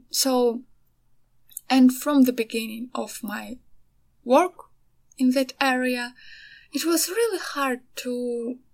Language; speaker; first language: English; non-native, fluent; Ukrainian